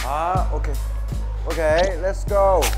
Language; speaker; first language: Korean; non-native, fluent; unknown